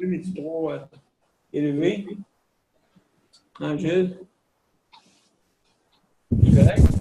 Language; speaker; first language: French; native; French